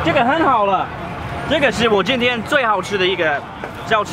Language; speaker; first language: Chinese; non-native, learner; English